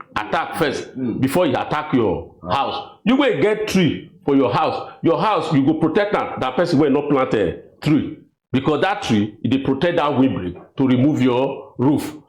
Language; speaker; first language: Nigerian Pidgin; non-native, local second language; Bini